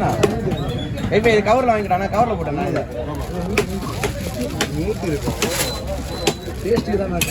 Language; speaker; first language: Tamil; native; Tamil